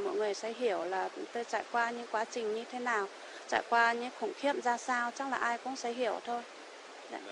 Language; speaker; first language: Vietnamese; non-native, local second language; Iu Mien